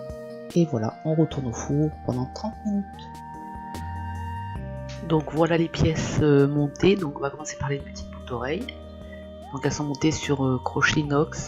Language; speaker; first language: French; native; French